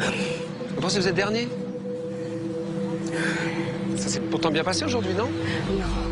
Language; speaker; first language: French; native; French